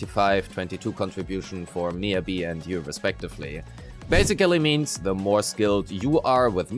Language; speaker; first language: English; non-native, fluent; German